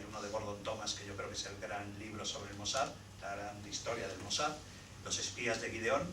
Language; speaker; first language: Spanish; native; Spanish